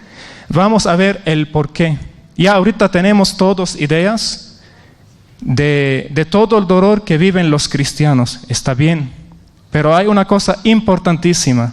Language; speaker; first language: Spanish; non-native, fluent; Arabic